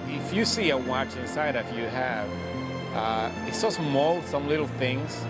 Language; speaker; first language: English; non-native, fluent; Spanish